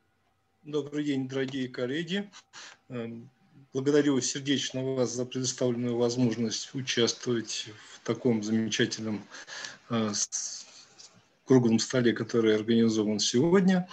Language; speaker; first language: Russian; native; Russian